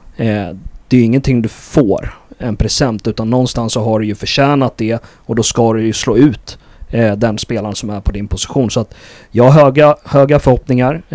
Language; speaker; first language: Swedish; native; Swedish